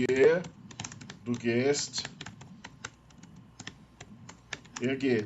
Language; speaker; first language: German; non-native, fluent; Portuguese